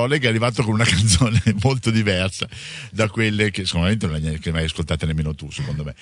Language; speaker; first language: Italian; native; Italian